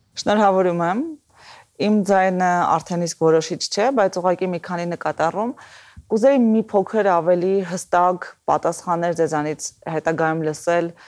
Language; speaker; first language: Armenian; native; Armenian